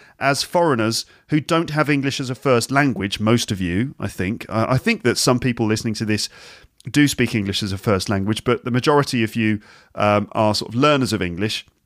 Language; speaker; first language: English; native; English